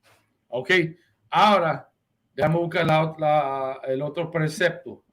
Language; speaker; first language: Spanish; early bilingual, heritage; Spanish